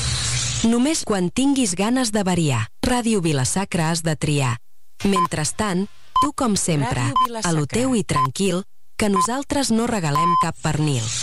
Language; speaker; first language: Catalan; native; Catalan